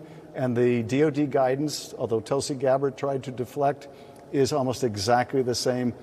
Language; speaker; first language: English; native; English